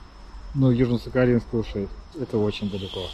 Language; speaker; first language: Russian; native; Russian